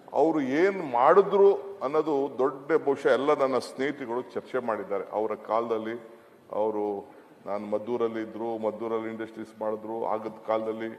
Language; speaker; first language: Kannada; native; Kannada